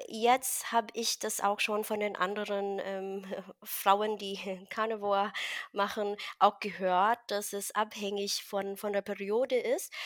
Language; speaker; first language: German; non-native, fluent; Filipino